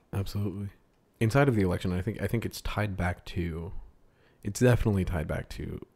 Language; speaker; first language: English; early bilingual, other home language; Italian